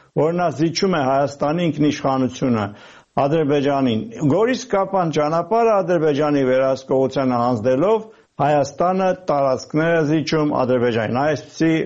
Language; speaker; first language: Armenian; native; Armenian